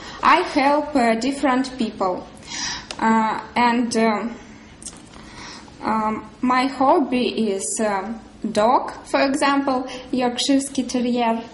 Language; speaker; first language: English; non-native, learner; Russian